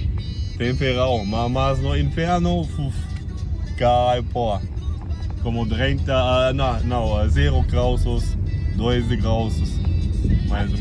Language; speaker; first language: Portuguese; non-native, learner; German